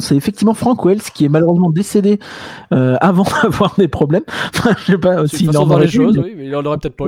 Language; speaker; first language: French; native; French